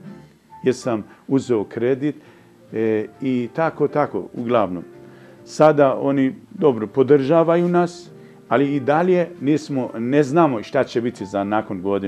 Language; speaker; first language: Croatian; non-native, fluent; Persian